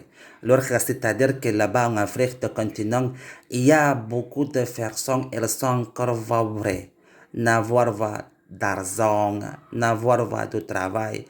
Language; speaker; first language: French; non-native, learner; Indonesian